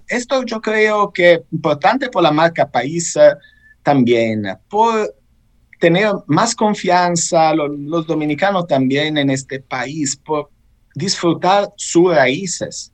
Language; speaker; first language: Spanish; non-native, fluent; Italian